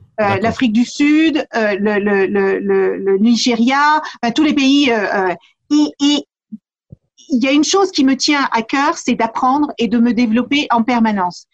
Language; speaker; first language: French; early bilingual, other home language; Kabuverdianu